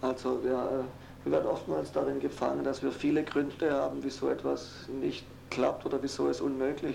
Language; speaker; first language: German; native; German